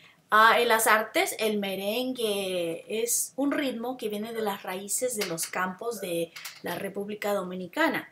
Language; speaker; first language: Spanish; non-native, fluent; English